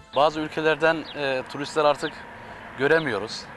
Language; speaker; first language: Turkish; native; Turkish